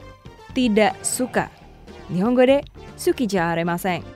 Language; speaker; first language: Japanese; non-native, fluent; Indonesian